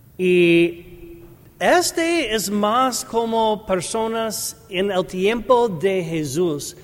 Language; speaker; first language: Spanish; non-native, learner; English